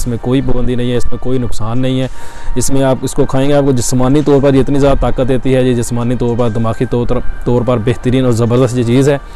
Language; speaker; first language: Urdu; non-native, local second language; Punjabi